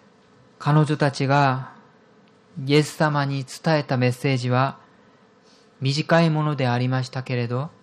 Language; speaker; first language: Japanese; non-native, fluent; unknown